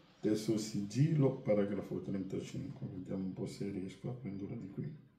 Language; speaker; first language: Italian; non-native, fluent; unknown